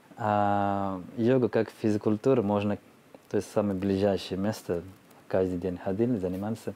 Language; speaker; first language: Russian; non-native, fluent; Telugu